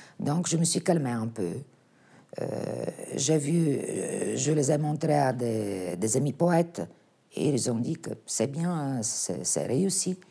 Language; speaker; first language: French; non-native, fluent; Bulgarian